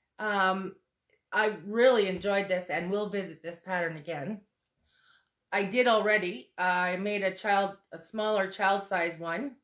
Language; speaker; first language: English; native; English